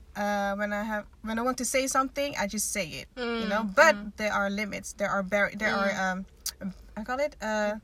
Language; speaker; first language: English; non-native, fluent; Dutch